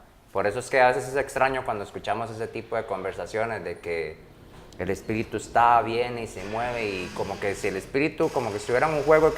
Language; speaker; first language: Spanish; native; Spanish